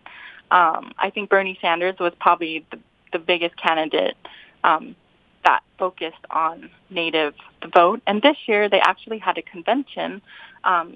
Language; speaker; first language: English; native; English